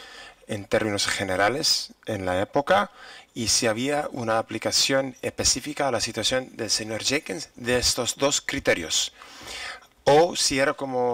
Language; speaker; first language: Spanish; non-native, fluent; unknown